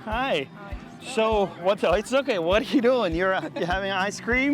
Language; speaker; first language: English; non-native, fluent; Turkish